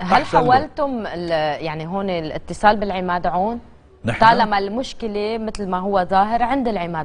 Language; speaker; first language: Arabic; native; Arabic